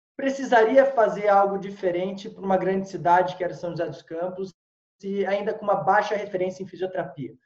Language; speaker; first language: Portuguese; native; Portuguese